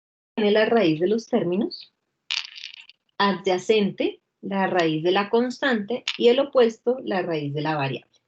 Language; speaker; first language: Spanish; native; Spanish